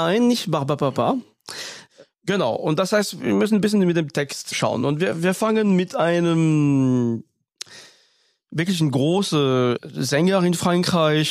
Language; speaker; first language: German; non-native, fluent; French